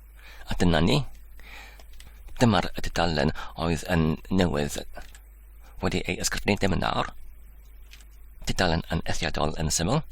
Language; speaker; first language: Welsh; non-native, learner; English